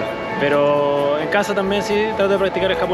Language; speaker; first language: Spanish; native; Spanish